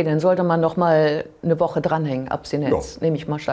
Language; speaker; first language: German; native; German